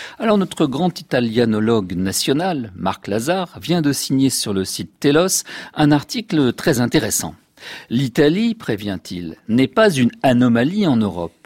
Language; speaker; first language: French; native; French